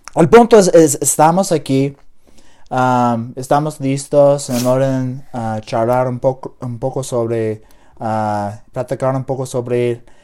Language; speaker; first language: Spanish; non-native, learner; English